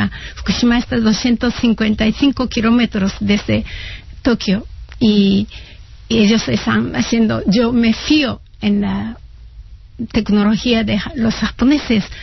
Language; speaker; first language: Spanish; non-native, fluent; Japanese